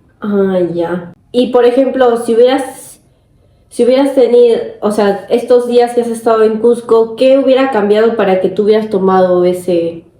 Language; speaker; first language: Spanish; native; Spanish